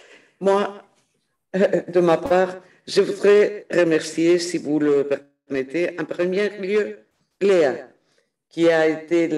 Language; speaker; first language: French; non-native, fluent; Spanish